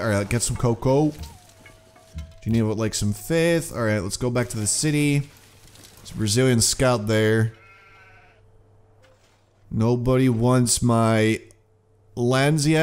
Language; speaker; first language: English; native; English